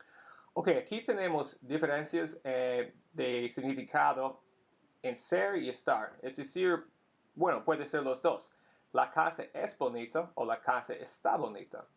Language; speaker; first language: Spanish; non-native, fluent; English